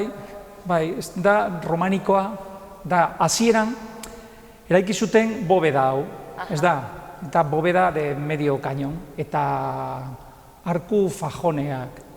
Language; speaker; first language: Basque; non-native, local second language; Spanish